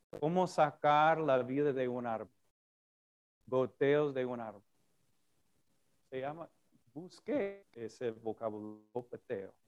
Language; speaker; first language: Spanish; non-native, fluent; English